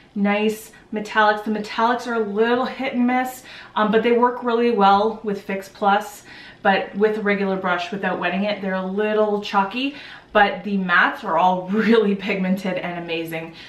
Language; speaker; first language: English; native; English